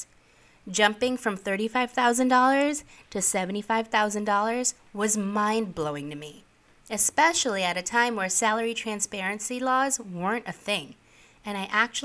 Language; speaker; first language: English; native; English